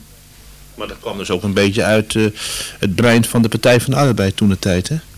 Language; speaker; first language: Dutch; native; Dutch